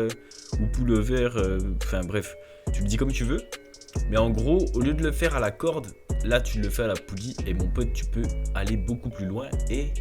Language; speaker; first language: French; native; French